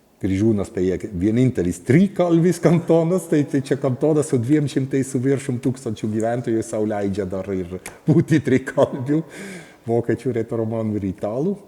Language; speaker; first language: Lithuanian; non-native, fluent; Swiss German